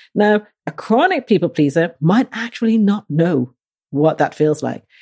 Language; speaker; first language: English; native; English